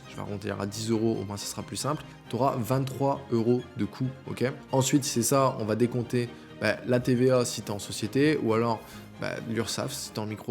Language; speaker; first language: French; native; French